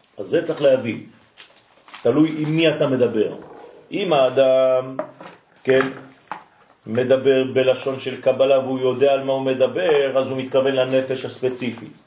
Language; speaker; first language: Hebrew; non-native, fluent; French